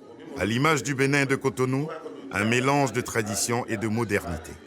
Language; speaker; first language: French; native; French